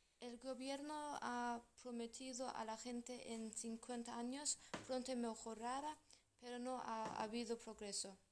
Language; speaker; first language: Spanish; non-native, learner; English